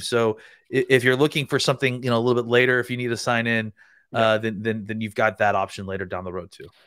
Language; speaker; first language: English; native; English